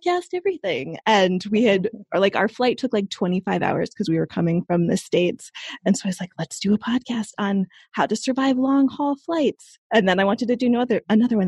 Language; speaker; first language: English; native; English